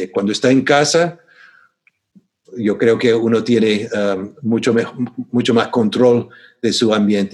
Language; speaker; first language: Spanish; non-native, fluent; English